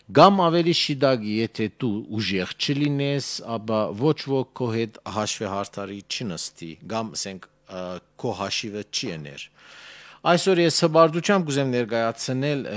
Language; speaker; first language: Armenian; early bilingual, heritage; Armenian